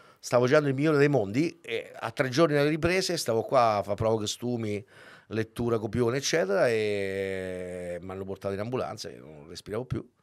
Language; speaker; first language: Italian; native; Italian